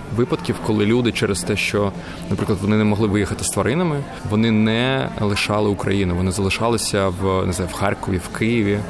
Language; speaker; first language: Ukrainian; native; Ukrainian